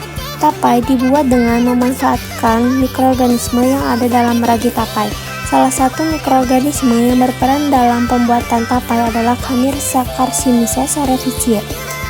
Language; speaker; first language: Indonesian; native; Indonesian